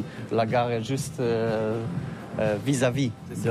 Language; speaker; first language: French; non-native, learner; Polish